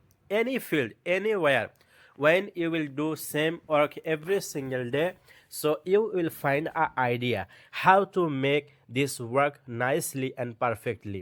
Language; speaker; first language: English; non-native, learner; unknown